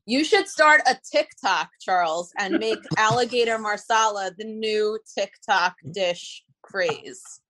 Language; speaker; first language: English; native; English